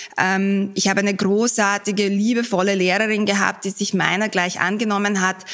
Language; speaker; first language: German; early bilingual, other home language; Bosnian